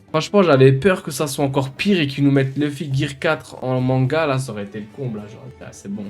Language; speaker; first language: French; native; French